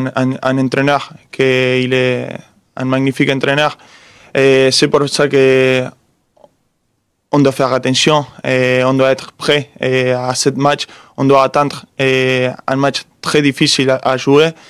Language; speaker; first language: French; non-native, fluent; Spanish